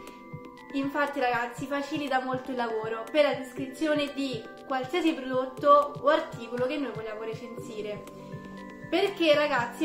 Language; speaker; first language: Italian; native; Italian